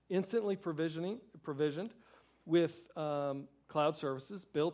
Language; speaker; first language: English; native; English